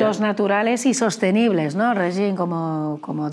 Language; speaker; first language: Spanish; native; Spanish